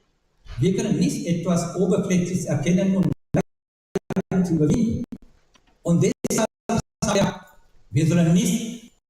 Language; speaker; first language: German; non-native, learner; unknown